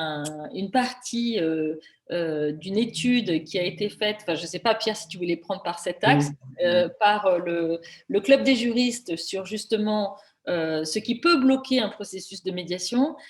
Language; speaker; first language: French; native; French